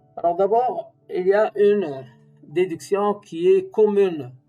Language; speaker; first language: French; non-native, local second language; Arabic